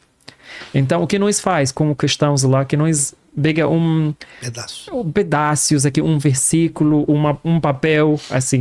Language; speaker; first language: Portuguese; non-native, fluent; Arabic